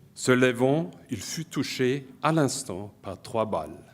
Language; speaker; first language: French; non-native, fluent; German